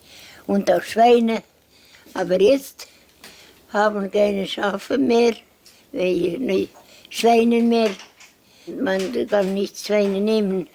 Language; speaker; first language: German; non-native, learner; Estonian